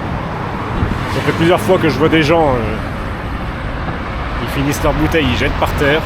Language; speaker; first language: French; native; French